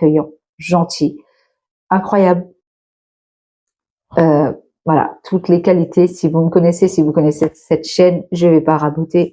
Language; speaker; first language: French; native; French